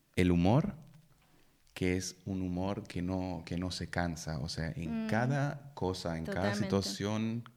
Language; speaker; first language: Spanish; non-native, fluent; German